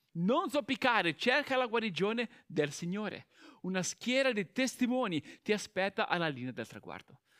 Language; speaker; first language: Italian; non-native, fluent; Portuguese